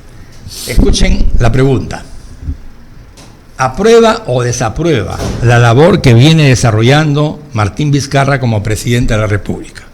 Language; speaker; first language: Spanish; native; Spanish